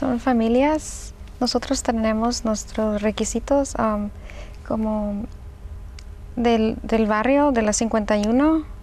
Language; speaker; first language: Spanish; early bilingual, heritage; Spanish